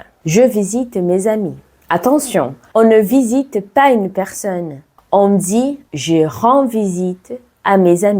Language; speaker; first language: French; non-native, fluent; Portuguese